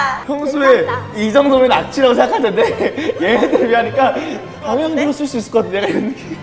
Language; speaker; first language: Korean; native; Korean